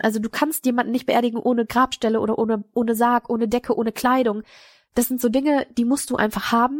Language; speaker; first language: German; native; German